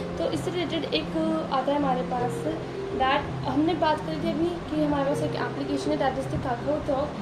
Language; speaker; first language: Hindi; native; Hindi